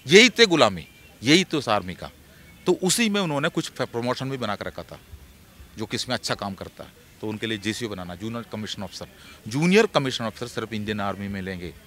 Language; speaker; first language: Hindi; non-native, local second language; Malayalam